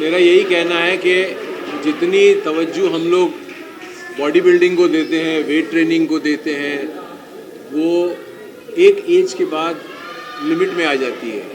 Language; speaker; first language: Hindi; native; Hindi